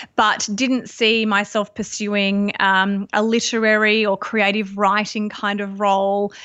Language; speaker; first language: English; native; English